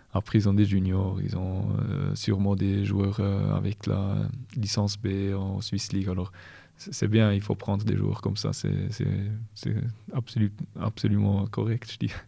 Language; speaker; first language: French; non-native, local second language; German